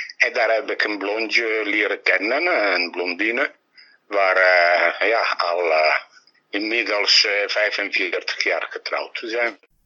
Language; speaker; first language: Dutch; non-native, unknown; Italian